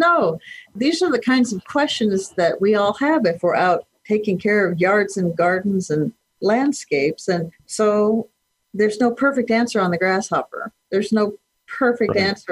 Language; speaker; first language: English; native; English